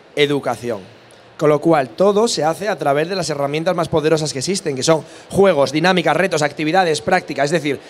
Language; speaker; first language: Spanish; native; Spanish